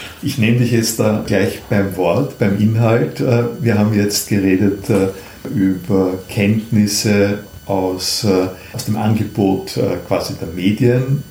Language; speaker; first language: German; native; German